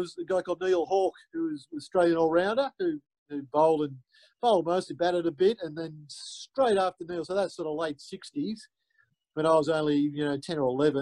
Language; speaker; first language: English; native; English